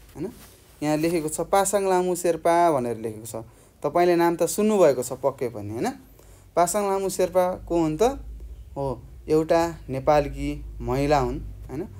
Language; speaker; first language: Nepali; native; Nepali